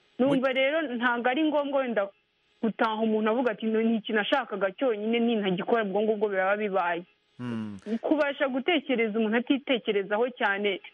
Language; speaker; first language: Kinyarwanda; native; Kinyarwanda